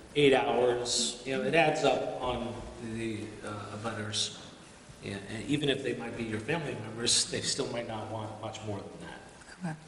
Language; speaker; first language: English; native; English